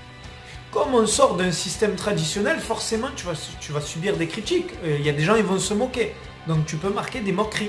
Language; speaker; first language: French; native; French